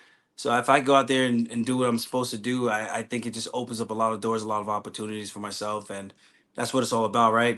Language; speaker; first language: English; native; English